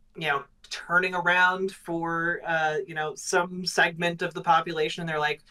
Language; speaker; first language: English; native; English